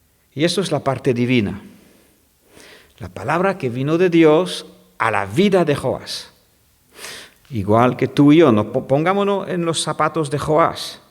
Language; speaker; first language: Spanish; non-native, fluent; French